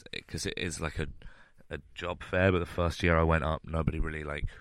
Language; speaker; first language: English; native; English